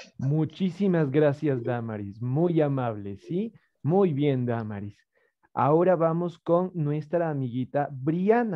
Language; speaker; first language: Spanish; native; Spanish